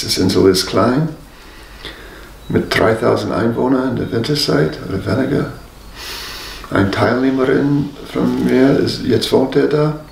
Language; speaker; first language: German; non-native, fluent; English